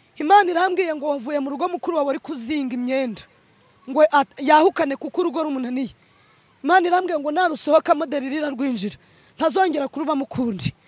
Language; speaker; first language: Kinyarwanda; early bilingual, other home language; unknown